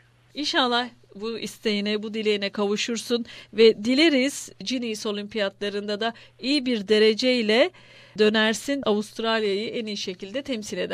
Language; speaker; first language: Turkish; native; Turkish